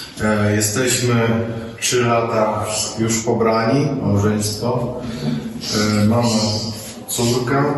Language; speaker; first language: Polish; early bilingual, heritage; Polish